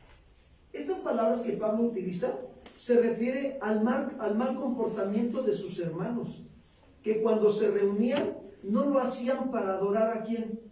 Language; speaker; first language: Spanish; native; Spanish